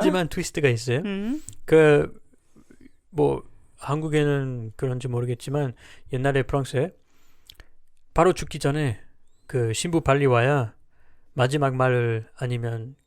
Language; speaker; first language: Korean; non-native, learner; French